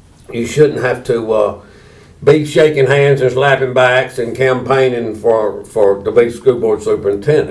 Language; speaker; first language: English; native; English